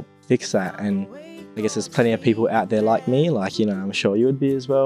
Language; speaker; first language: English; native; English